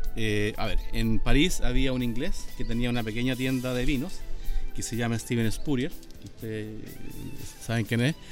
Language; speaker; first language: Spanish; native; Spanish